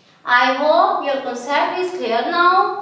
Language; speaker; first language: English; non-native, local second language; Urdu